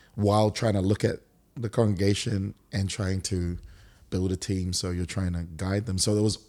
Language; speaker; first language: English; native; English